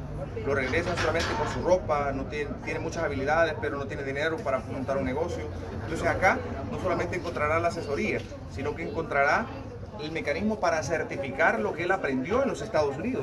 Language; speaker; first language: Spanish; native; Spanish